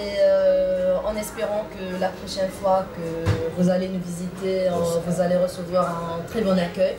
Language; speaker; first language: French; non-native, local second language; Arabic